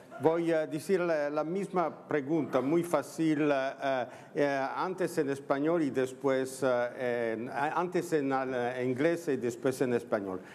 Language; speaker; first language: Spanish; non-native, learner; Italian